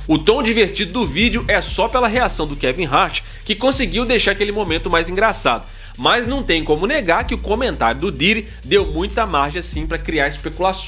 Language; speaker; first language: Portuguese; native; Portuguese